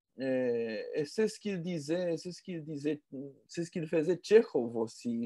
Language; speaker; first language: French; non-native, fluent; Romanian